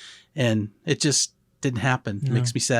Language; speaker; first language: English; native; English